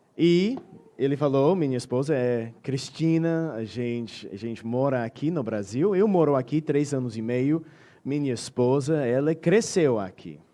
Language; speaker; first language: Portuguese; non-native, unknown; English